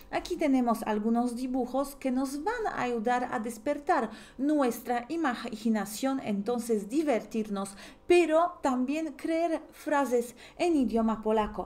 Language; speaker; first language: Spanish; non-native, fluent; Polish